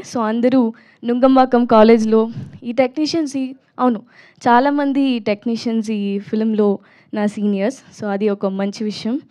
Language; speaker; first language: Telugu; non-native, learner; Tamil